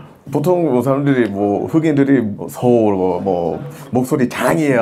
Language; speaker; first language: Korean; non-native, learner; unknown